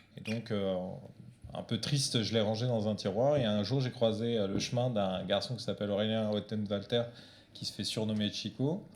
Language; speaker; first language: French; early bilingual, other home language; Portuguese